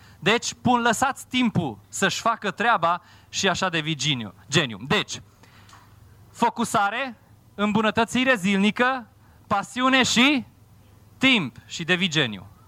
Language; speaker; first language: Romanian; non-native, fluent; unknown